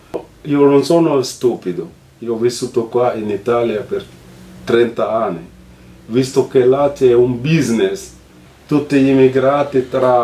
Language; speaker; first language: Italian; non-native, fluent; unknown